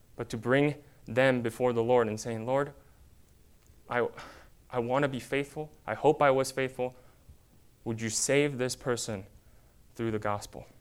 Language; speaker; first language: English; early bilingual, other home language; Korean